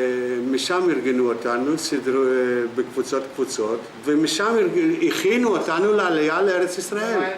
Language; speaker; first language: Hebrew; non-native, fluent; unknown